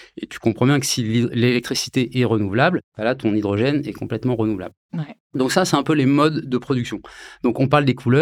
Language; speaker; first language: French; native; French